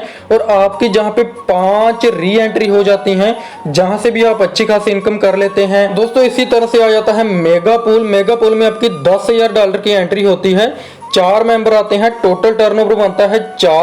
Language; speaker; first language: Hindi; native; Hindi